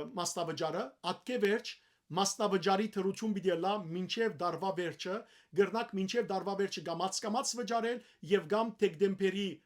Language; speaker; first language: Armenian; early bilingual, heritage; Armenian